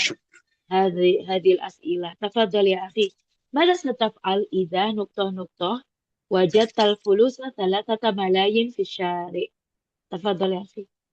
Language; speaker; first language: Arabic; non-native, fluent; Indonesian